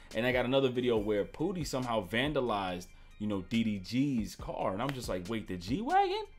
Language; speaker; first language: English; native; English